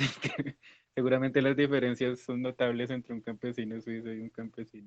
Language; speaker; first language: Spanish; native; Spanish